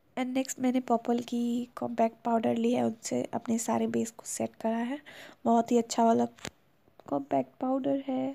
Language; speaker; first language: Hindi; native; Hindi